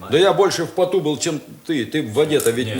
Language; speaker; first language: Russian; native; Russian